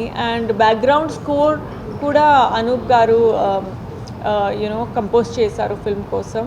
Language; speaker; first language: Telugu; non-native, fluent; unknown